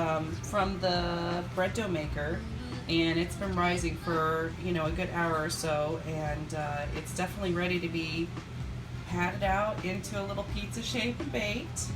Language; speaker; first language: English; native; English